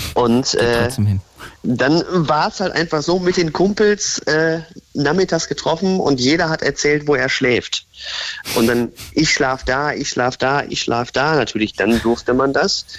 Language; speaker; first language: German; native; German